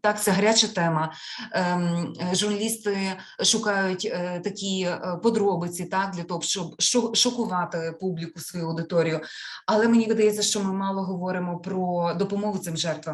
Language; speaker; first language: Ukrainian; native; Ukrainian